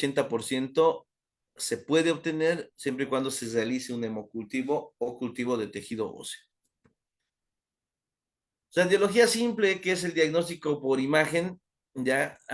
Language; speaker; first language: Spanish; native; Spanish